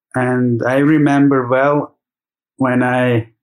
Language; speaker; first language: English; non-native, fluent; German